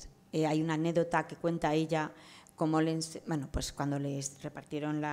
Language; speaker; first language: Spanish; native; Spanish